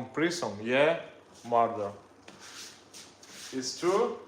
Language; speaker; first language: English; non-native, learner; Russian